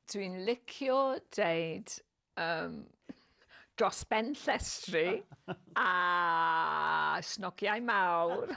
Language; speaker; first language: Welsh; non-native, learner; English